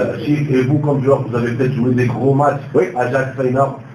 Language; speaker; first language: French; non-native, local second language; Arabic